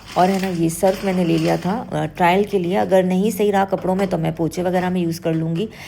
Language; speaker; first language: Urdu; native; Urdu